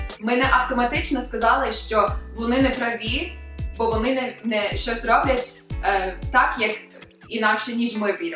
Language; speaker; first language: Ukrainian; early bilingual, other home language; English